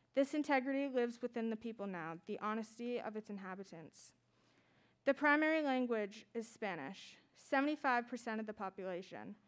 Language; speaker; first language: English; native; English